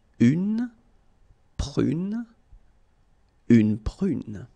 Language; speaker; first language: French; native; French